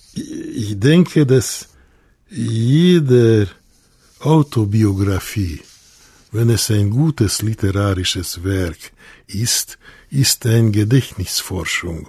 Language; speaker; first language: German; non-native, fluent; Hungarian